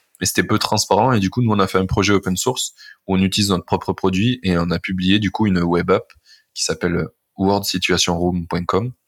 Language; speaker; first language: French; native; French